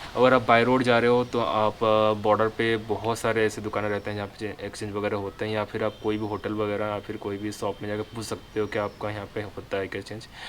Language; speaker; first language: Hindi; non-native, local second language; Odia